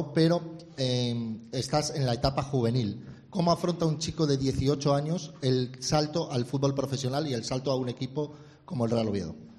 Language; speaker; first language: Spanish; native; Spanish